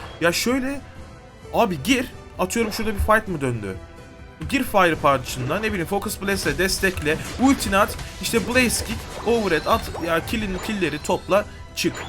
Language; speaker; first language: Turkish; native; Turkish